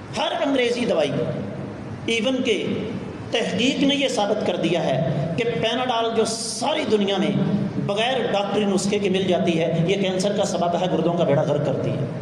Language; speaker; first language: Urdu; non-native, local second language; Punjabi